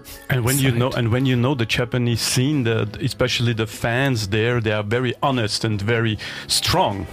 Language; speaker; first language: English; non-native, fluent; German